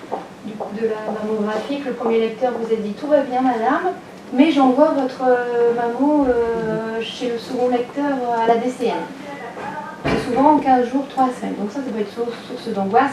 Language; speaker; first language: French; native; French